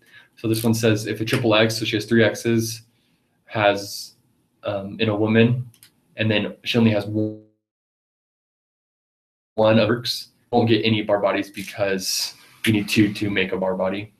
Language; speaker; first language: English; native; English